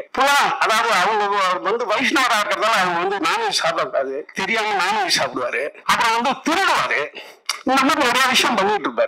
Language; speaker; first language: Tamil; native; Tamil